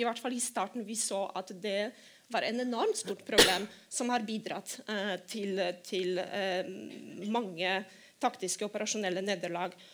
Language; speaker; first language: Norwegian; non-native, fluent; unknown